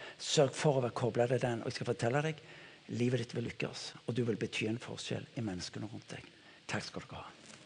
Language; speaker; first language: Norwegian; native; Norwegian